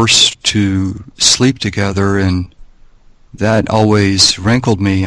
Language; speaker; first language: English; native; English